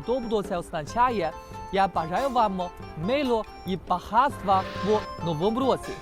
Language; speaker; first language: Ukrainian; non-native, learner; Chinese